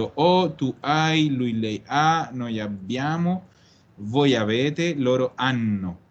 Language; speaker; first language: Italian; non-native, fluent; Spanish